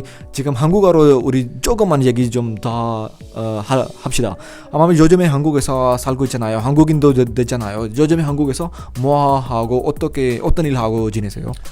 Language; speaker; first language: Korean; non-native, fluent; Urdu